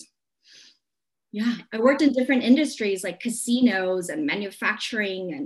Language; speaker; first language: English; non-native, local second language; Cantonese